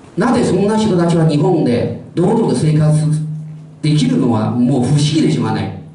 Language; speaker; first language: Japanese; non-native, fluent; Chinese